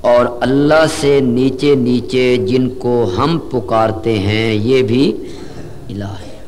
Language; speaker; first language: Urdu; non-native, local second language; Punjabi